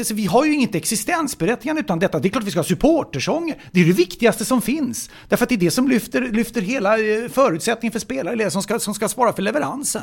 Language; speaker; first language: Swedish; native; Swedish